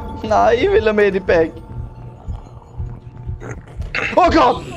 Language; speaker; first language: German; native; German